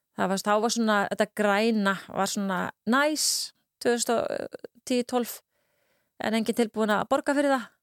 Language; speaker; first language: Icelandic; native; Icelandic